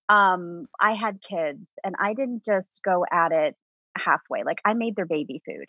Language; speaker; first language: English; native; English